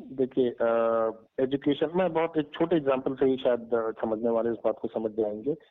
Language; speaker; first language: Hindi; native; Hindi